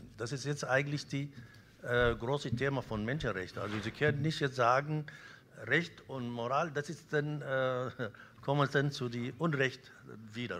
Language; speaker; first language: German; non-native, local second language; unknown